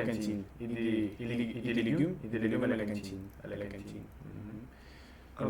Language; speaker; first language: French; non-native, learner; Russian